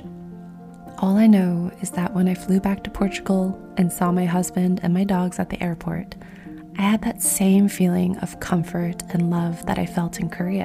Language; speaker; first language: English; non-native, fluent; Korean